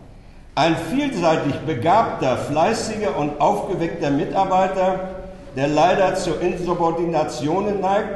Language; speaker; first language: German; native; German